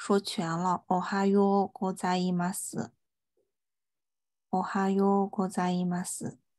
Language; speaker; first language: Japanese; non-native, fluent; Chinese